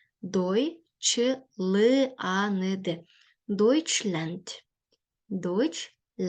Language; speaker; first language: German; non-native, learner; Kyrgyz